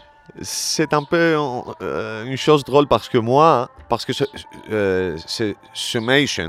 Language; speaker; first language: French; non-native, learner; Greek